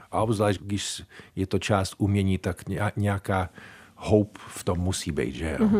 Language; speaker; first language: Czech; early bilingual, heritage; Czech